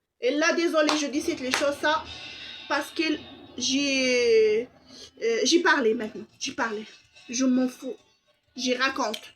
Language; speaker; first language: French; non-native, local second language; Arabic